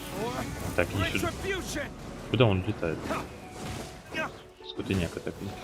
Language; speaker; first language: Russian; native; Russian